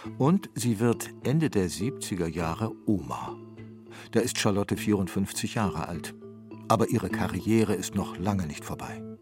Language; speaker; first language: German; native; German